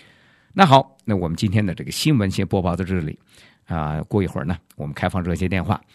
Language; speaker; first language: Chinese; native; Chinese